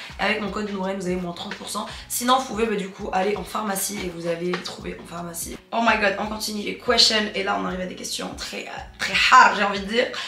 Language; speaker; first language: French; non-native, local second language; Arabic